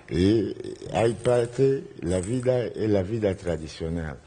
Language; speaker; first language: Spanish; non-native, learner; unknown